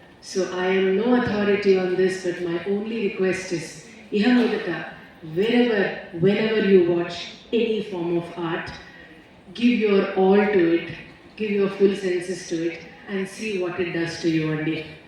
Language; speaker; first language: English; non-native, local second language; Telugu